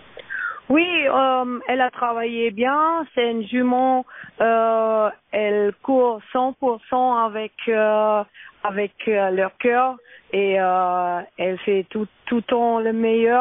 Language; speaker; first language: French; non-native, learner; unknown